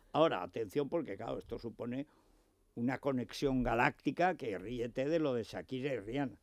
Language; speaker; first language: Spanish; native; Spanish